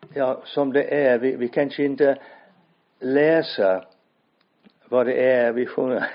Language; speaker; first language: Swedish; non-native, fluent; English